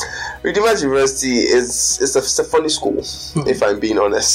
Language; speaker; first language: English; non-native, local second language; Yoruba